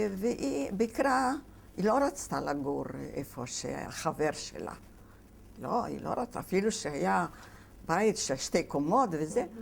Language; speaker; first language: Hebrew; non-native, fluent; Yiddish